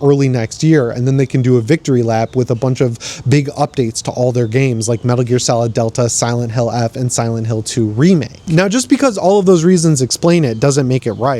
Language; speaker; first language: English; native; English